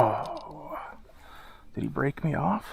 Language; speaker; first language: English; native; English